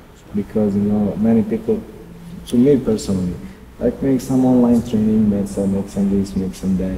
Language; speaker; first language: English; non-native, learner; Serbian